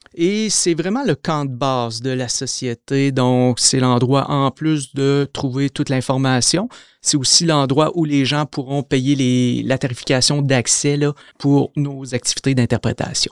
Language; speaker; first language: French; native; French